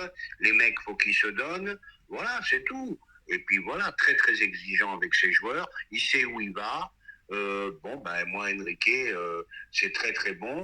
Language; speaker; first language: French; native; French